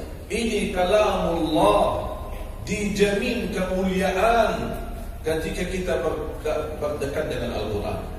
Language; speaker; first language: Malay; non-native, fluent; Arabic